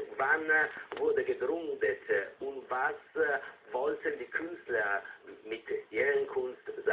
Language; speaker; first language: German; non-native, fluent; Italian